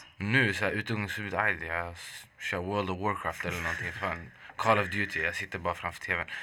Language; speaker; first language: Swedish; early bilingual, other home language; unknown